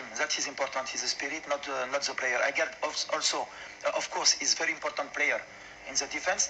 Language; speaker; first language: English; non-native, learner; French